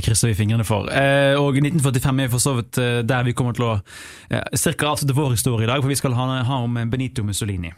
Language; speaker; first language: Norwegian; native; Norwegian